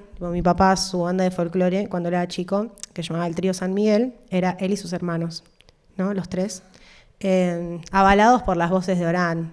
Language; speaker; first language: Spanish; native; Spanish